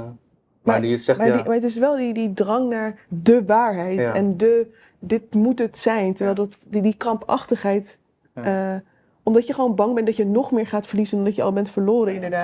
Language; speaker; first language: Dutch; native; Dutch